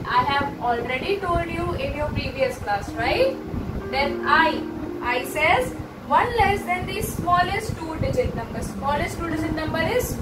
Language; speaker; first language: English; non-native, local second language; Hindi